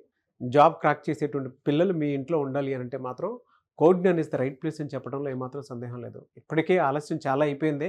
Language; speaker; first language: Telugu; native; Telugu